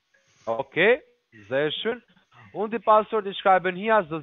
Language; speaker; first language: German; non-native, learner; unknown